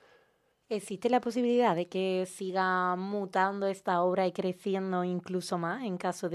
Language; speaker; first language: Spanish; native; Spanish